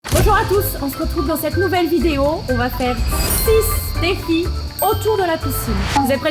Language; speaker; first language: French; native; French